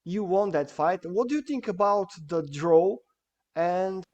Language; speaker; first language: English; non-native, fluent; Bulgarian